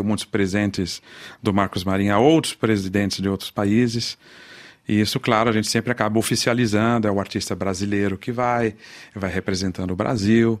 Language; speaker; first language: Portuguese; native; Portuguese